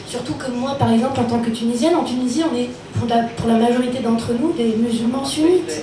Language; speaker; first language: French; non-native, local second language; Arabic